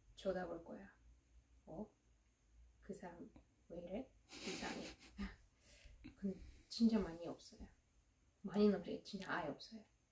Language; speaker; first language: Korean; non-native, fluent; Russian